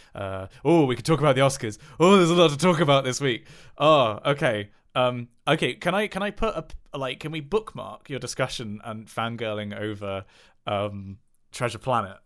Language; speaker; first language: English; native; English